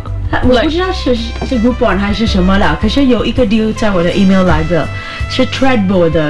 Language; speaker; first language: Chinese; non-native, learner; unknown